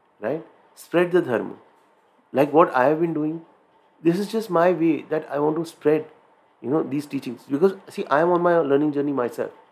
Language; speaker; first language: English; non-native, local second language; Hindi